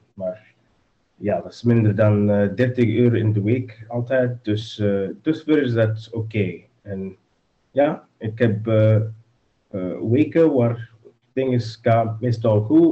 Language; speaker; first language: Dutch; non-native, learner; English